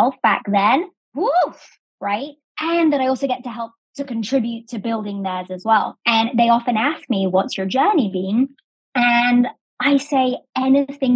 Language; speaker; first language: English; native; English